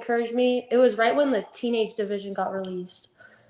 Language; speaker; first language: English; native; English